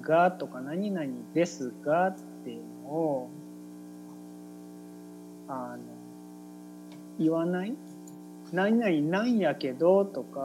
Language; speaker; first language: Japanese; native; Japanese